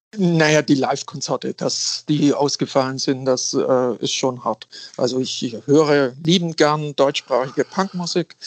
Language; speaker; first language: German; native; German